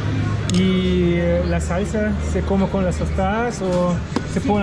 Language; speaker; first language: Spanish; non-native, learner; German